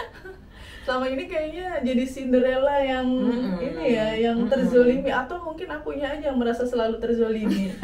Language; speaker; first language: Indonesian; native; Indonesian